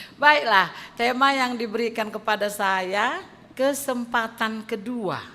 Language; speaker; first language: Indonesian; native; Indonesian